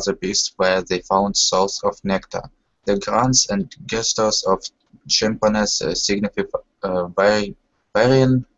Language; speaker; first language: English; non-native, learner; Russian